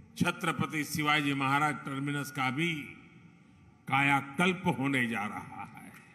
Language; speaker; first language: Hindi; non-native, local second language; Gujarati